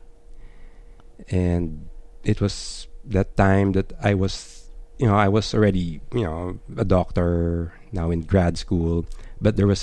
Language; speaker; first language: English; non-native, local second language; Filipino